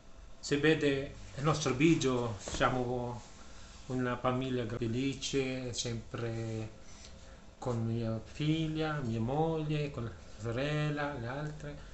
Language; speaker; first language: Italian; non-native, learner; Filipino